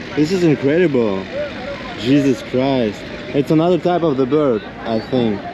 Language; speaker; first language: English; non-native, fluent; Russian